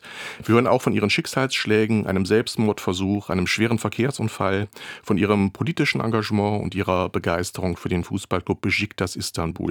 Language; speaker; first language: German; native; German